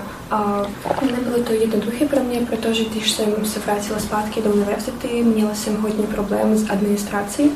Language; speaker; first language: Czech; non-native, learner; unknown